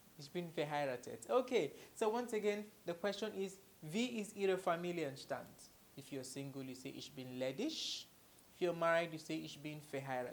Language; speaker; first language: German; non-native, fluent; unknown